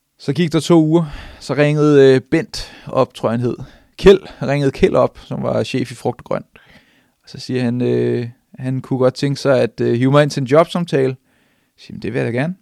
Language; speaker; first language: Danish; native; Danish